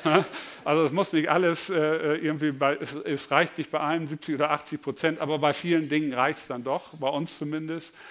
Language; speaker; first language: German; native; German